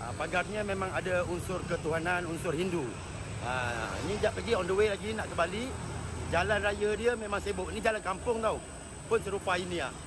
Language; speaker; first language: Malay; native; Malay